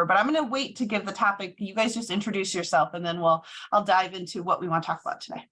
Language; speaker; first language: English; native; English